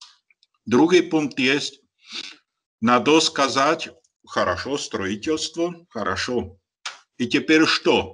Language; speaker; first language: Russian; non-native, learner; Slovak